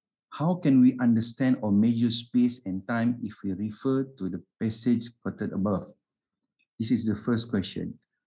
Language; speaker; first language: English; non-native, local second language; Malay